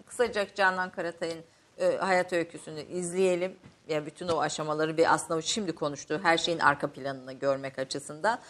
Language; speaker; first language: Turkish; native; Turkish